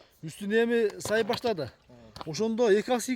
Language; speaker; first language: Kyrgyz; native; Kyrgyz